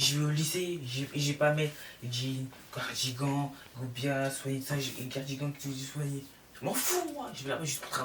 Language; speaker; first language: French; native; French